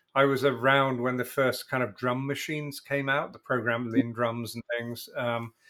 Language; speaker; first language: English; native; English